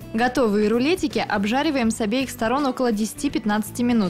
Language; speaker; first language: Russian; native; Russian